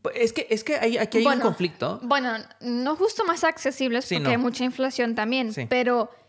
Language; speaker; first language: Spanish; non-native, fluent; Romanian